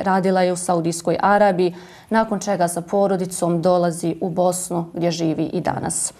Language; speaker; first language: Bosnian; native; Bosnian